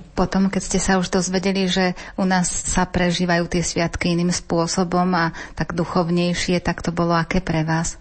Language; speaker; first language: Slovak; native; Slovak